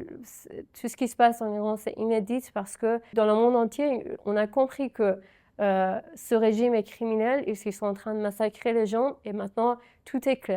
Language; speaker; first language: French; non-native, fluent; Persian